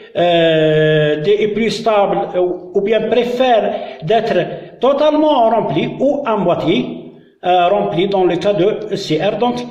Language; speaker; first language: French; non-native, local second language; Arabic